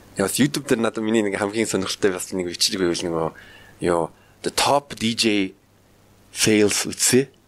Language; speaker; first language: Mongolian; native; Mongolian